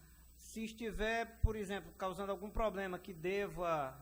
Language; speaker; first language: Portuguese; native; Portuguese